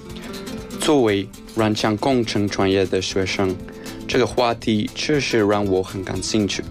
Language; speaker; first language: Chinese; non-native, fluent; Spanish